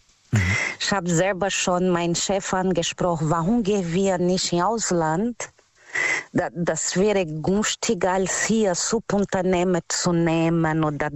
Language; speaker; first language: German; non-native, learner; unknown